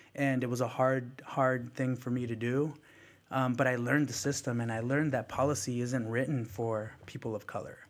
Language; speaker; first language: English; early bilingual, other home language; Spanish